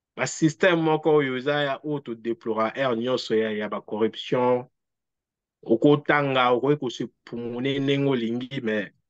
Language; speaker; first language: French; non-native, local second language; Lingala